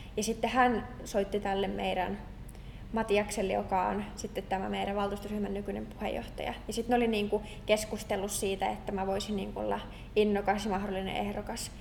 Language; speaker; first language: Finnish; native; Finnish